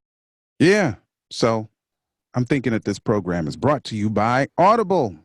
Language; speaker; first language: English; native; English